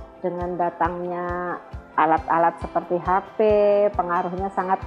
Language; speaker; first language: Indonesian; native; Indonesian